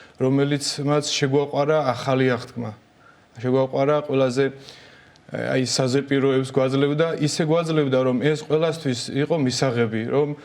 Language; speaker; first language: Georgian; native; Georgian